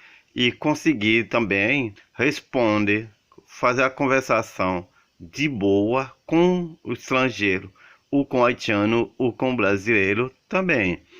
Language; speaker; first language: Portuguese; non-native, learner; Haitian Creole